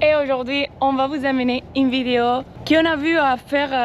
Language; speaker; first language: French; non-native, fluent; Spanish